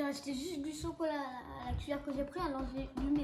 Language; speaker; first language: French; native; French